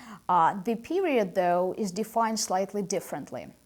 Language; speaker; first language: English; non-native, fluent; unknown